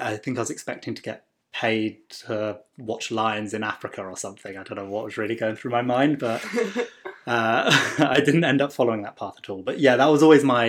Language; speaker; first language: English; native; English